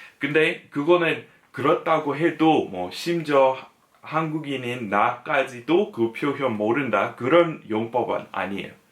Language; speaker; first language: Korean; non-native, fluent; English